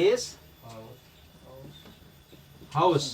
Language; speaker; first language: English; non-native, learner; Sundanese